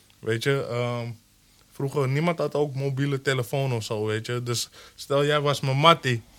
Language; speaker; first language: Dutch; early bilingual, other home language; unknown